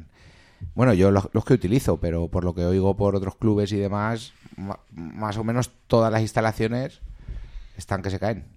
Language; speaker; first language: Spanish; native; Spanish